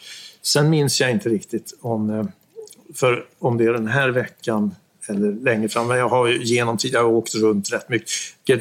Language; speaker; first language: Swedish; native; Swedish